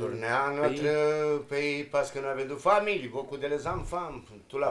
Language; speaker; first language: French; non-native, learner; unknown